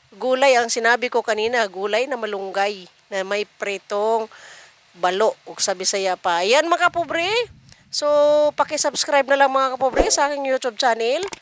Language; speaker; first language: Filipino; non-native, local second language; Cebuano